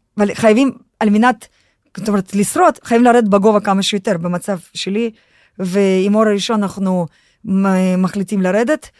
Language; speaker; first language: Hebrew; non-native, fluent; Russian